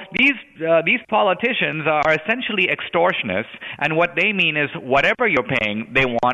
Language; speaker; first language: English; non-native, local second language; Hindi